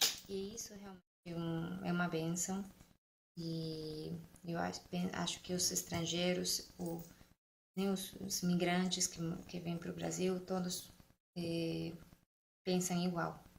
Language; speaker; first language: Portuguese; non-native, fluent; Spanish